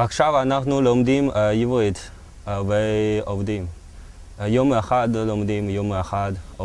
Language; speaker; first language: Hebrew; non-native, learner; Chinese